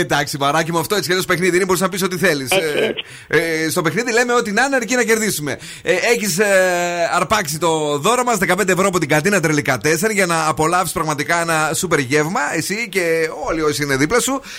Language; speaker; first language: Greek; native; Greek